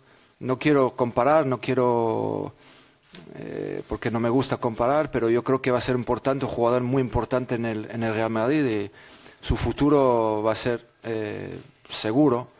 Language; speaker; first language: Spanish; non-native, fluent; French